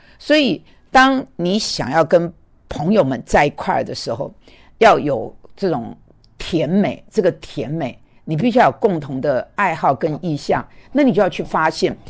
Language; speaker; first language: Chinese; native; Chinese